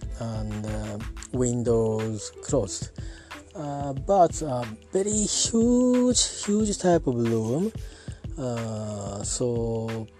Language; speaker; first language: English; non-native, learner; Japanese